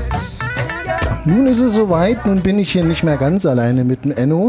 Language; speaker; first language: German; native; German